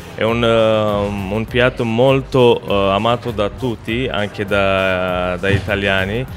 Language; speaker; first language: Italian; non-native, fluent; Romanian